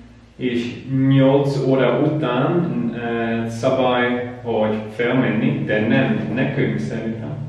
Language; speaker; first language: Hungarian; non-native, learner; English